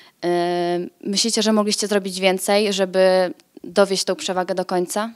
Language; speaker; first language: Polish; native; Polish